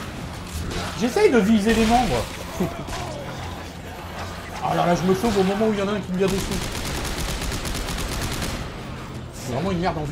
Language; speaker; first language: French; native; French